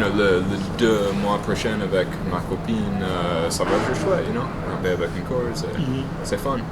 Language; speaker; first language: French; non-native, learner; English